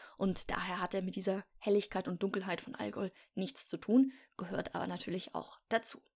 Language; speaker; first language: German; native; German